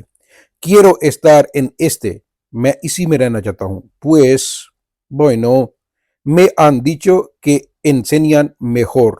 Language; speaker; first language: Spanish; non-native, fluent; Urdu